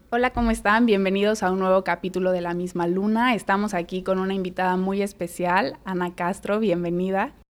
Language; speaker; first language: Spanish; native; Spanish